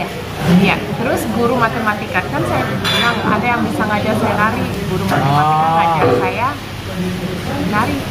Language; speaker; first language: Indonesian; early bilingual, heritage; English